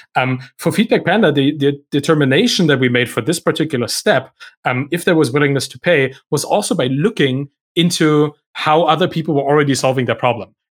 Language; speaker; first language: English; non-native, fluent; German